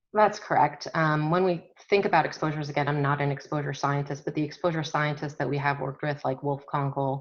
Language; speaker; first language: English; native; English